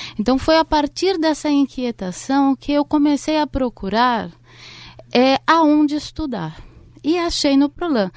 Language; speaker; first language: Portuguese; native; Portuguese